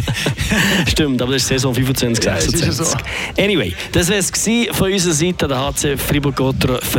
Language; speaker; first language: German; native; German